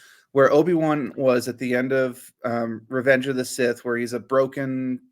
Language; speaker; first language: English; native; English